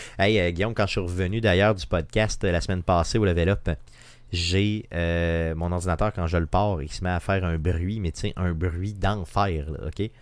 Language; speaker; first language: French; native; French